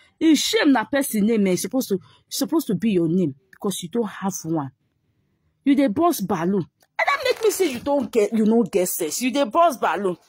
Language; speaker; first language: Nigerian Pidgin; non-native, local second language; Igbo